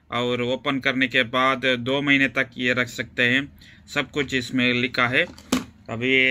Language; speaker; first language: Hindi; non-native, local second language; Kannada